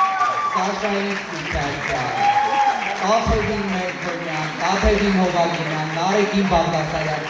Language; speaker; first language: Armenian; native; Armenian